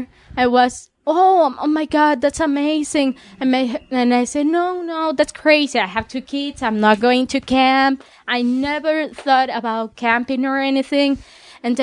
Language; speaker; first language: English; non-native, fluent; Spanish